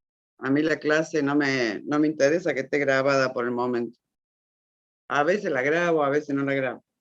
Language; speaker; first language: Spanish; native; Spanish